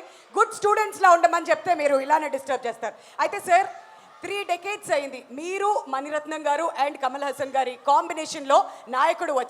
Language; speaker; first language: Telugu; native; Telugu